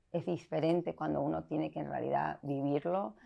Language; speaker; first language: Spanish; early bilingual, heritage; Spanish